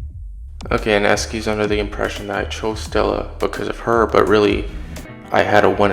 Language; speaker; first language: English; native; English